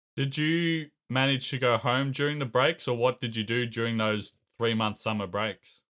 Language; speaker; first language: English; native; English